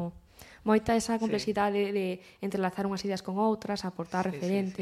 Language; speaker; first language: Galician; native; Galician